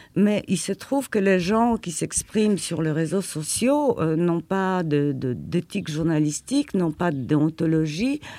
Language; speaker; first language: French; non-native, fluent; Polish